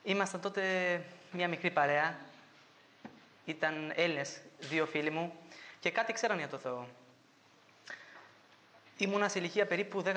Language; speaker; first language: Greek; non-native, fluent; Albanian